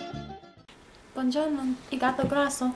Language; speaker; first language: Italian; non-native, learner; English